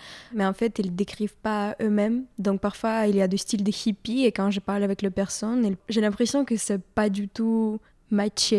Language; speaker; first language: French; non-native, fluent; Ukrainian